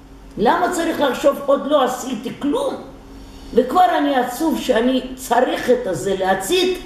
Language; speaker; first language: Hebrew; non-native, fluent; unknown